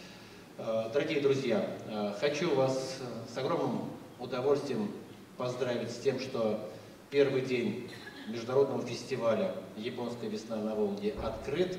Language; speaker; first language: Russian; native; Russian